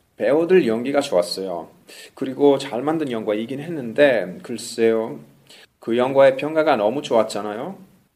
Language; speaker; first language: Korean; non-native, fluent; English